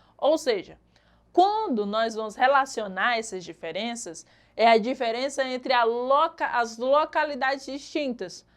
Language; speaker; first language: Portuguese; native; Portuguese